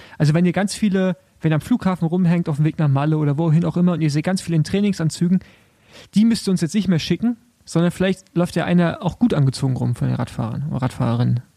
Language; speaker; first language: German; native; German